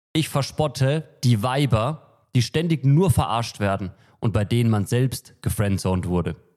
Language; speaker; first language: German; native; German